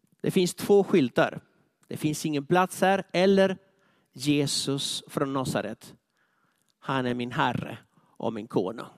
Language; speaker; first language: Swedish; non-native, fluent; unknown